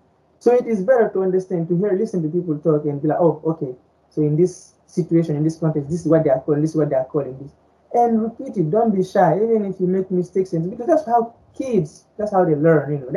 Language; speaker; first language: English; non-native, fluent; Fula